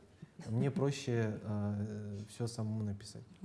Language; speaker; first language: Russian; native; Russian